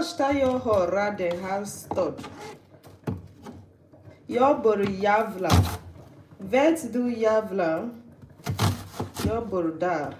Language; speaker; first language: Swedish; non-native, learner; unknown